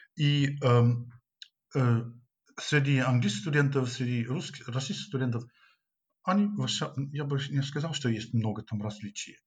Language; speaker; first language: Russian; non-native, fluent; English